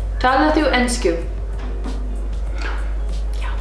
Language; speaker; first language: Icelandic; non-native, learner; English